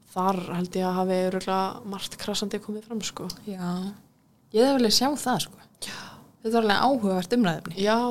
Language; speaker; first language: Icelandic; early bilingual, heritage; Icelandic